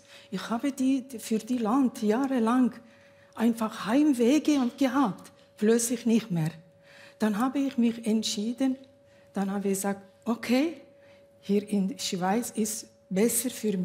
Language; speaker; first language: German; non-native, learner; Kurdish